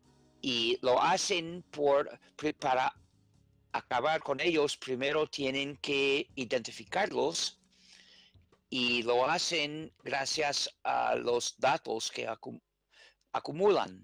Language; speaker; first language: Spanish; non-native, fluent; English